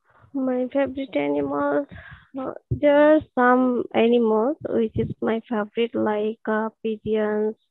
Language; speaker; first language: English; non-native, learner; Bangla